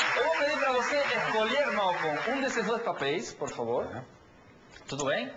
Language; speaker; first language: Portuguese; non-native, fluent; Spanish